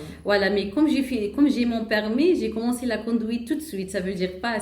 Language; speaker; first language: French; non-native, learner; Arabic